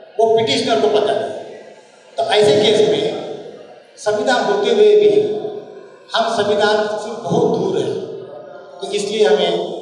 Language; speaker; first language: Hindi; non-native, local second language; Marathi